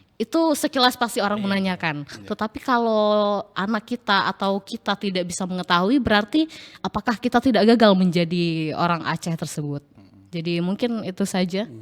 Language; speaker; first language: Indonesian; non-native, local second language; Achinese